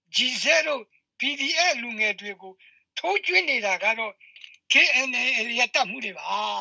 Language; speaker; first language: Burmese; non-native, local second language; S'gaw Karen